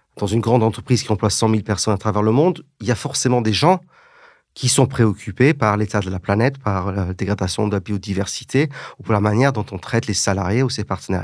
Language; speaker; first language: French; early bilingual, heritage; English